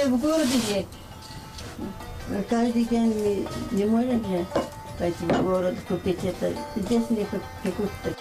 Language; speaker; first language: Russian; non-native, local second language; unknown